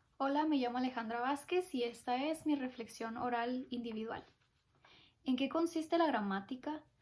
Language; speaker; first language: Spanish; early bilingual, heritage; Spanish